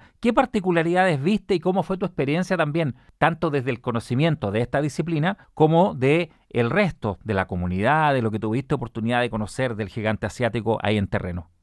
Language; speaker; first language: Spanish; native; Spanish